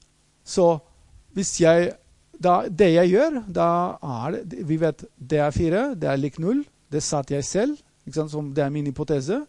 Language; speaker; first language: Norwegian; non-native, fluent; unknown